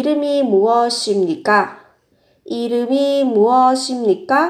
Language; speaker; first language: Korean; non-native, fluent; Vietnamese